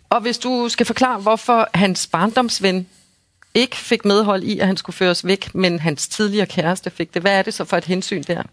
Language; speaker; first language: Danish; native; Danish